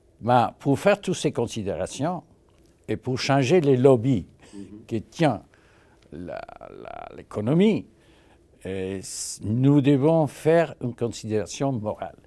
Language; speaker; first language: French; non-native, fluent; Spanish